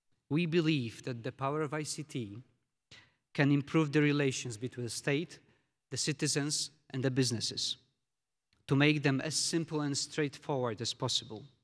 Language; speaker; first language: English; non-native, fluent; Polish